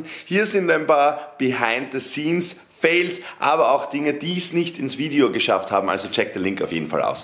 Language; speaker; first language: German; native; German